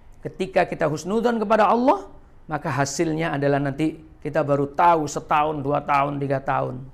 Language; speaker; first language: Indonesian; native; Indonesian